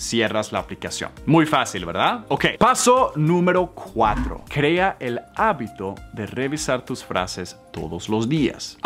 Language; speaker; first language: Spanish; non-native, fluent; Swedish